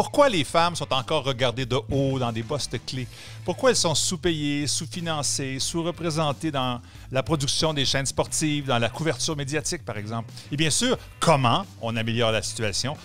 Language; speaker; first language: French; native; French